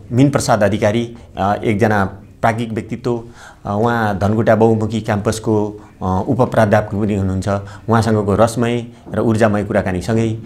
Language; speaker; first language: Nepali; native; Nepali